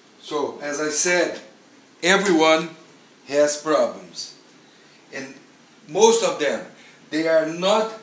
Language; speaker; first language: English; non-native, learner; Portuguese